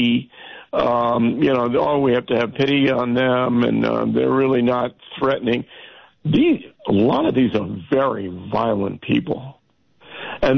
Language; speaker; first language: English; native; English